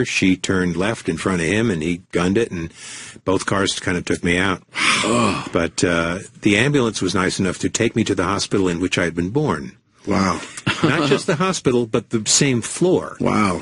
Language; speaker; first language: English; native; English